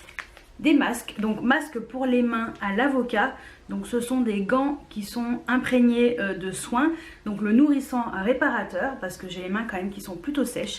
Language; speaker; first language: French; native; French